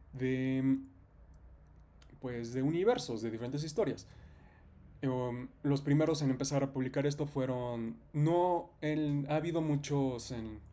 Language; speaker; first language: Spanish; native; Spanish